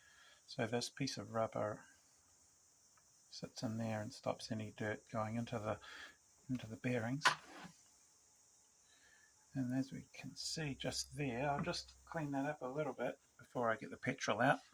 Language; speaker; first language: English; native; English